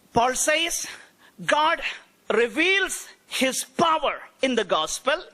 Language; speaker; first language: English; non-native, local second language; Malayalam